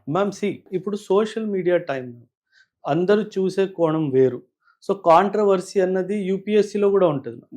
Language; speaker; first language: Telugu; non-native, local second language; Punjabi